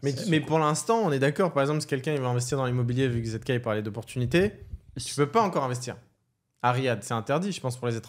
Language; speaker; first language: French; native; French